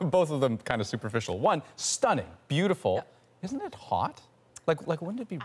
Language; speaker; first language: English; native; English